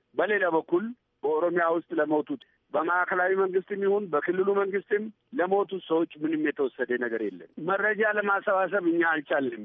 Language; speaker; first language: Amharic; non-native, local second language; Oromo